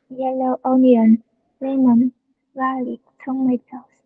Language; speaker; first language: English; non-native, learner; Vietnamese